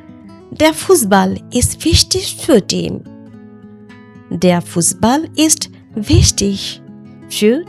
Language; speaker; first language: German; non-native, learner; Bangla